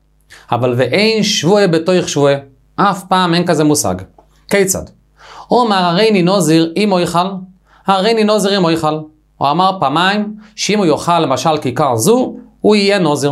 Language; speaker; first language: Hebrew; native; Hebrew